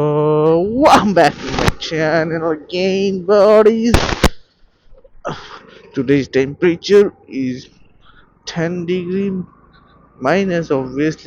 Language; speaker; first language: English; non-native, local second language; Bangla